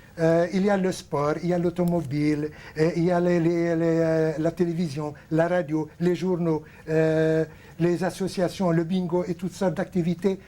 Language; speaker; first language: French; non-native, local second language; Arabic